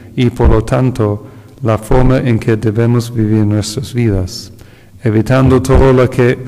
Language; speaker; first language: Spanish; non-native, fluent; English